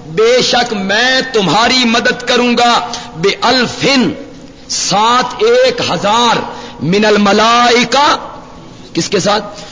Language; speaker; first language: Urdu; native; Urdu